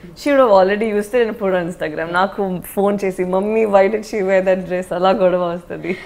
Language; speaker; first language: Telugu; non-native, fluent; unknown